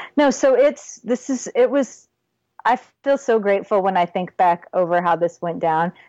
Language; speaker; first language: English; native; English